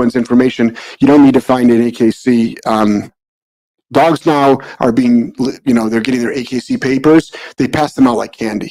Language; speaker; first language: English; native; English